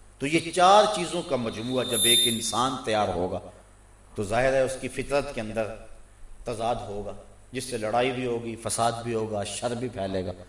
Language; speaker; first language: Urdu; native; Urdu